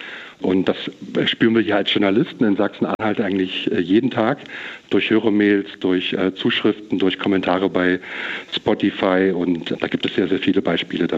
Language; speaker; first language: German; native; German